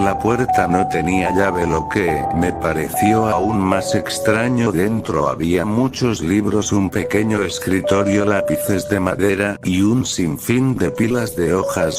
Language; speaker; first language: Spanish; native; Spanish